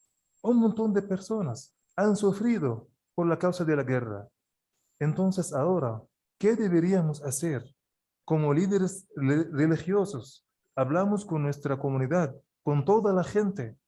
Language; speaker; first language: Spanish; non-native, fluent; Arabic